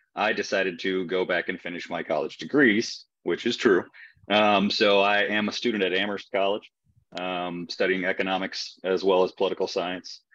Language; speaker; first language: English; native; English